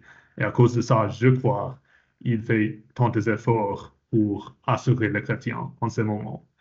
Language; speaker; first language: French; non-native, fluent; English